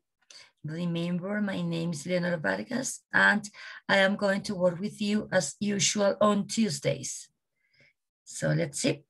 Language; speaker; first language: English; non-native, learner; Spanish